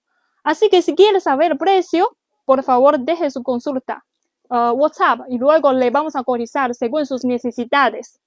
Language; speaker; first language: Spanish; non-native, learner; Chinese